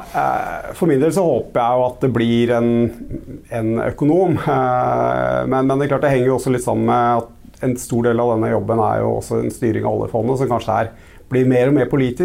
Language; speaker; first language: Norwegian; native; Norwegian